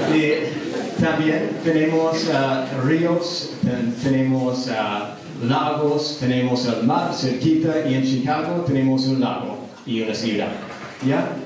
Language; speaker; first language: Spanish; non-native, learner; English